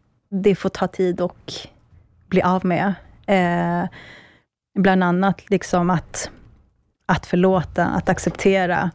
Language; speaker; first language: Swedish; early bilingual, other home language; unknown